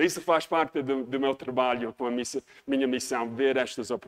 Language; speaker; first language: Portuguese; non-native, fluent; English